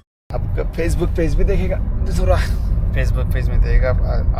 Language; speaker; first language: Hindi; non-native, learner; Bangla